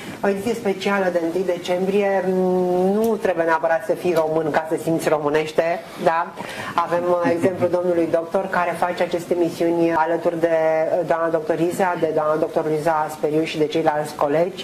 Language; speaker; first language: Romanian; native; Romanian